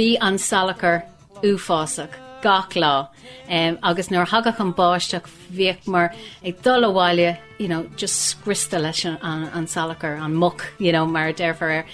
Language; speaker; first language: Irish; non-native, local second language; English